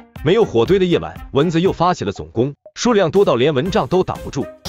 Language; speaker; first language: Chinese; native; Chinese